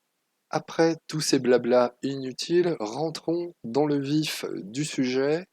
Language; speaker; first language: French; native; French